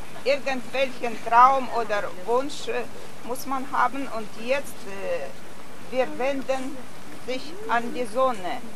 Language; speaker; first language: German; non-native, fluent; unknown